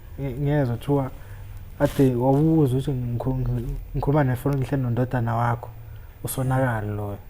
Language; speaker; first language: Zulu; native; Zulu